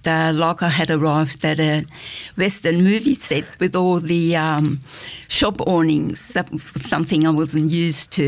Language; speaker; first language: English; non-native, fluent; German